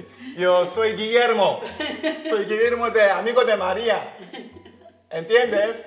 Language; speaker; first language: Spanish; non-native, learner; Korean